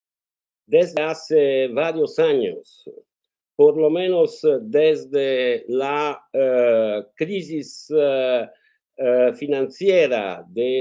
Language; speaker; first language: Spanish; non-native, fluent; Italian